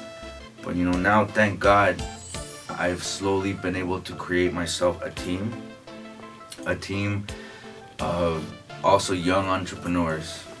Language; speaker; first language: English; early bilingual, other home language; Spanish